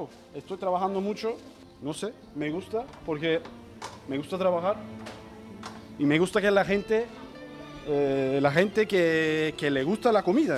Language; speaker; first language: Spanish; non-native, learner; Turkish